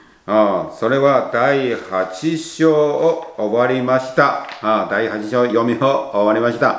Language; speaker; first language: Japanese; non-native, learner; Chinese